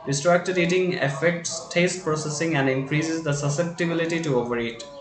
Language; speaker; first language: English; non-native, local second language; Bangla